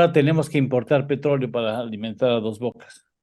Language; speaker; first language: Spanish; native; Spanish